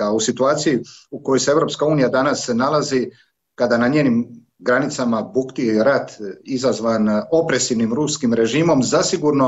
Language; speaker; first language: Serbian; native; Serbian